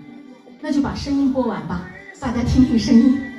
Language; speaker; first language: Chinese; native; Chinese